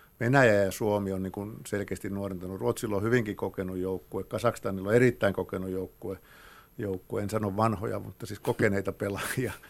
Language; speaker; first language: Finnish; native; Finnish